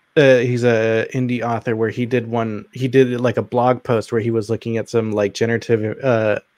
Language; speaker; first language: English; native; English